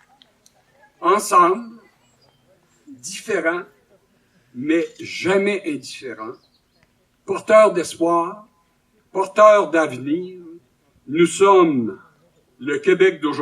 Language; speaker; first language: French; native; French